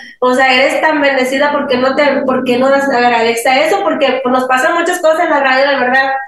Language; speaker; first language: Spanish; early bilingual, heritage; Spanish